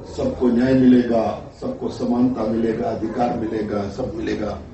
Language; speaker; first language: Hindi; non-native, local second language; Gujarati